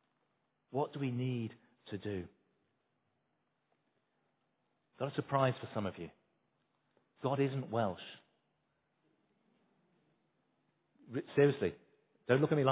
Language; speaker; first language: English; native; English